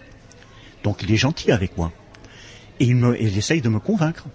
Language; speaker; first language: French; non-native, local second language; Dutch